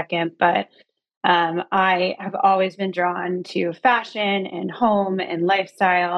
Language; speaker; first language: English; native; English